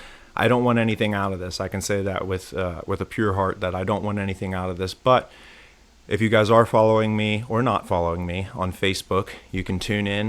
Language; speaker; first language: English; native; English